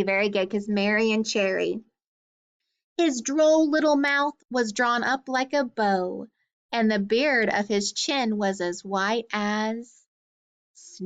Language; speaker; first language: English; native; English